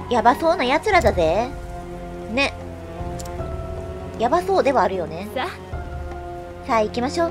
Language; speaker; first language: Japanese; native; Japanese